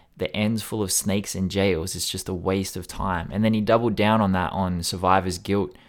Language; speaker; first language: English; native; English